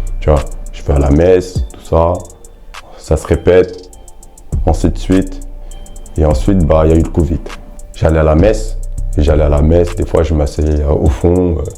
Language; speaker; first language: French; early bilingual, other home language; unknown